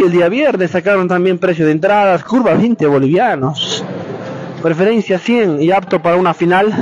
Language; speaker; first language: Spanish; native; Spanish